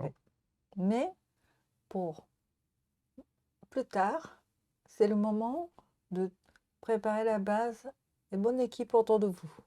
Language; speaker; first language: French; non-native, learner; Japanese